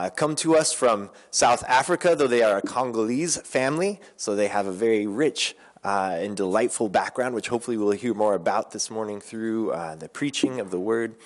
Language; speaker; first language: English; native; English